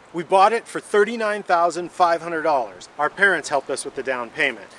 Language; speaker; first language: English; native; English